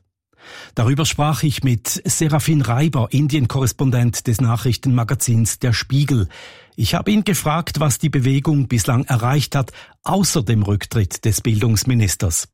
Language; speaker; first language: German; native; German